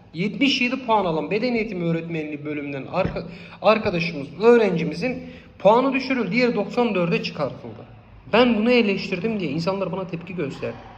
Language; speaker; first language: Turkish; non-native, local second language; Kurdish